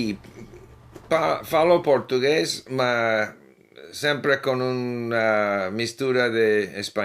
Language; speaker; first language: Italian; non-native, fluent; English